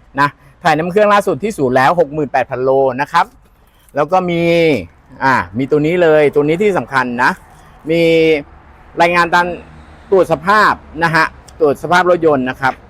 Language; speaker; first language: Thai; native; Thai